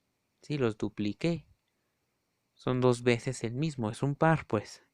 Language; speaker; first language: Spanish; native; Spanish